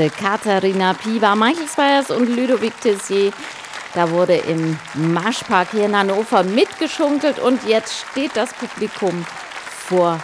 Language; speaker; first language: German; native; German